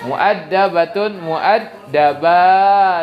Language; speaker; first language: Arabic; non-native, fluent; Indonesian